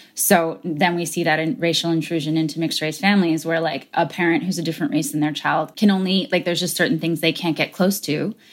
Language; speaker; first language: English; native; English